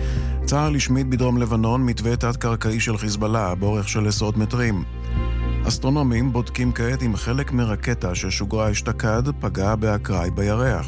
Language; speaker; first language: Hebrew; native; Hebrew